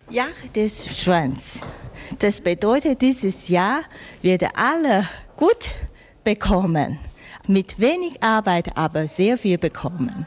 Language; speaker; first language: German; non-native, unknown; Chinese